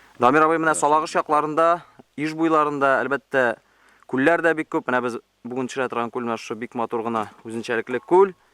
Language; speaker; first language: Tatar; native; Tatar